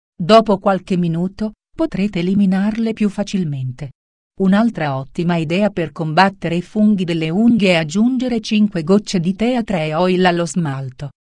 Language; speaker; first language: Italian; native; Italian